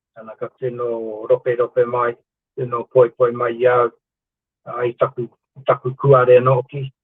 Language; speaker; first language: Māori; non-native, local second language; English